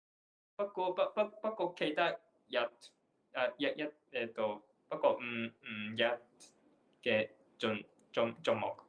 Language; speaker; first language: Chinese; non-native, learner; Japanese